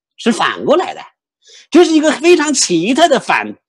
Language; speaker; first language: Chinese; native; Chinese